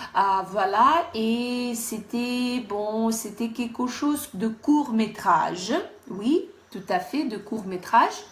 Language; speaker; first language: French; non-native, fluent; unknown